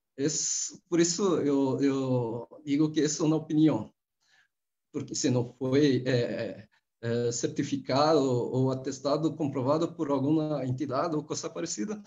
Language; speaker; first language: Spanish; non-native, fluent; Portuguese